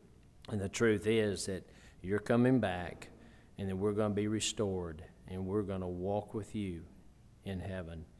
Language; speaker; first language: English; native; English